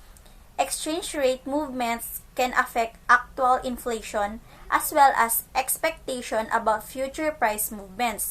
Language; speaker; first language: English; non-native, local second language; Filipino